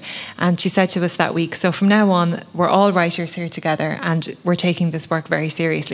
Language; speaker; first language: English; native; English